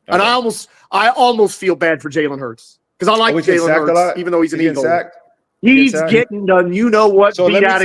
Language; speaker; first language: English; native; English